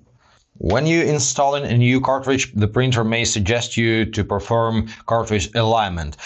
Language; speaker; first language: English; non-native, fluent; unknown